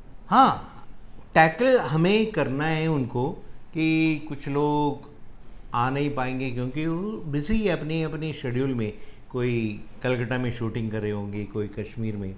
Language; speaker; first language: Hindi; non-native, local second language; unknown